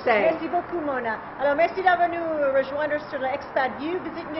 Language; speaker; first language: French; non-native, fluent; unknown